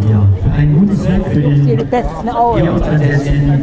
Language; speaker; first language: German; native; German